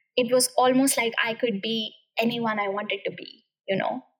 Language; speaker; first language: English; non-native, local second language; Hindi